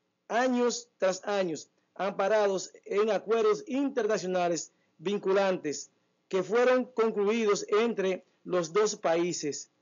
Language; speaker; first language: Spanish; native; Spanish